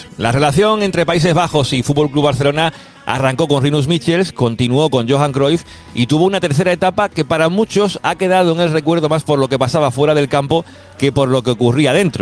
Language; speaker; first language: Spanish; native; Spanish